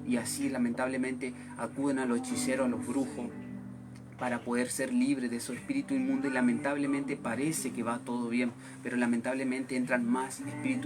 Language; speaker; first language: Spanish; native; Spanish